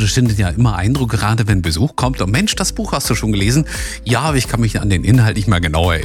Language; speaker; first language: German; native; German